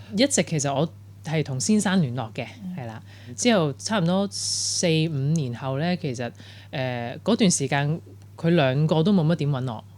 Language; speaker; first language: Cantonese; early bilingual, heritage; Cantonese